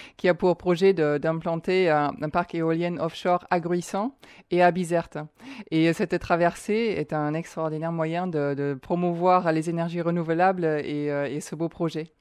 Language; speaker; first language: French; non-native, fluent; German